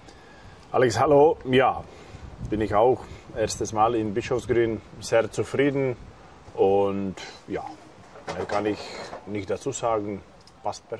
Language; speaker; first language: German; non-native, fluent; Slovak